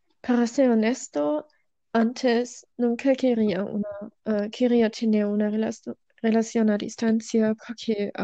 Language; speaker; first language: Spanish; non-native, learner; German